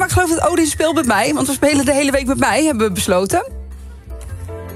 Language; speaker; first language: Dutch; native; Dutch